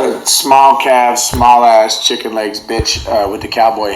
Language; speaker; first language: English; native; English